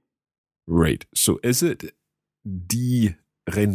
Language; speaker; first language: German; non-native, learner; English